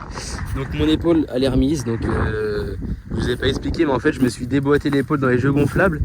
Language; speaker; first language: French; native; French